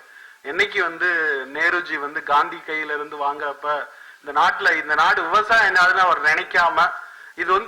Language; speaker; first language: Tamil; native; Tamil